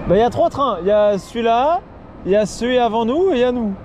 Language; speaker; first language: French; native; French